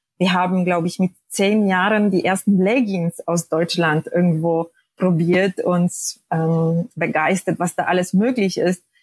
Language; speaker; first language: German; non-native, fluent; Polish